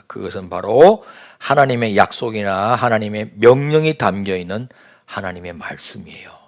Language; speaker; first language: Korean; native; Korean